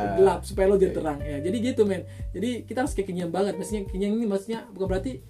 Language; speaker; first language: Indonesian; non-native, fluent; Tetum